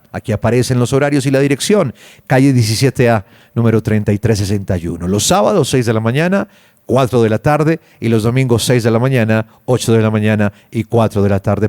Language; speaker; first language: Spanish; native; Spanish